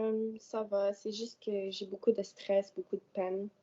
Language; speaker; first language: French; non-native, local second language; English